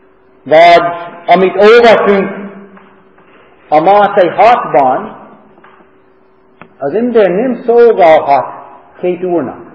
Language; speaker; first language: Hungarian; non-native, fluent; English